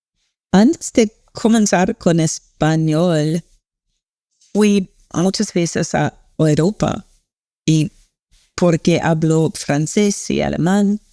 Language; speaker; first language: Spanish; non-native, learner; English